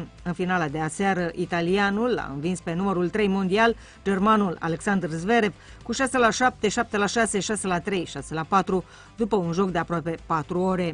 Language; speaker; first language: Romanian; native; Romanian